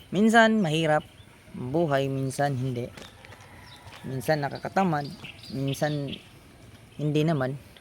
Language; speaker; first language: Filipino; non-native, local second language; Cebuano